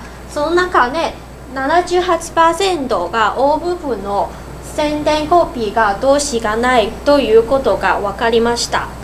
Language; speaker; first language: Japanese; non-native, learner; Cantonese